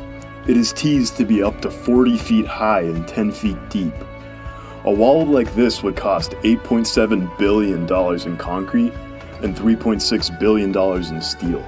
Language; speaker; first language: English; native; English